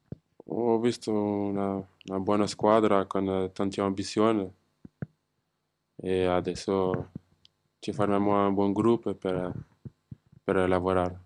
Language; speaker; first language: Italian; non-native, learner; French